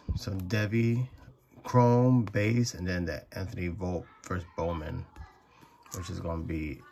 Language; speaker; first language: English; native; English